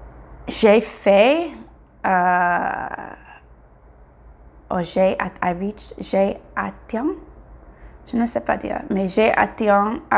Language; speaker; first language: French; non-native, learner; English